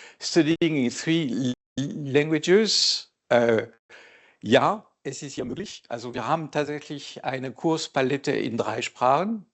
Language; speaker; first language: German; non-native, local second language; French